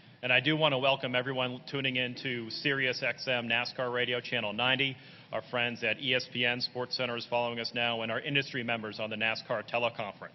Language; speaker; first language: English; native; English